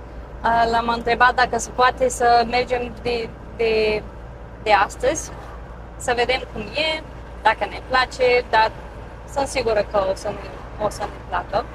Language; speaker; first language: Romanian; non-native, fluent; Bulgarian